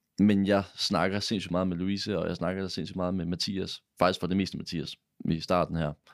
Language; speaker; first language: Danish; native; Danish